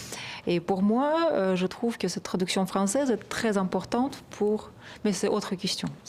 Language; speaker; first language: French; non-native, fluent; Russian